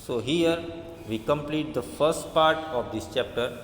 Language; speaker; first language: English; non-native, local second language; Hindi